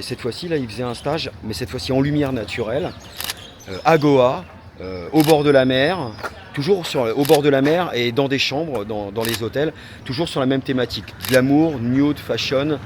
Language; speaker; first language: French; native; French